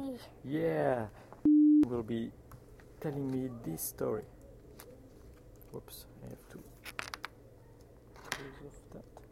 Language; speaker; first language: English; non-native, fluent; French